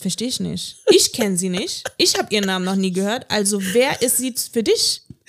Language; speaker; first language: German; native; German